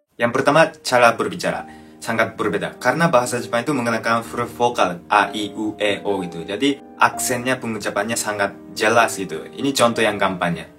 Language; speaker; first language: Indonesian; non-native, fluent; Japanese